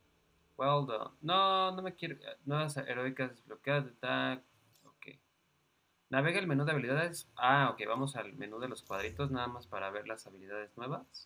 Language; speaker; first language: Spanish; native; Spanish